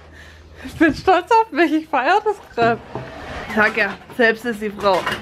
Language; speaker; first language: German; native; German